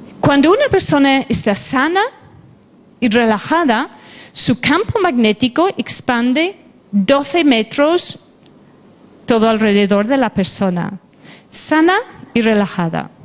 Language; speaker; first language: Spanish; non-native, fluent; English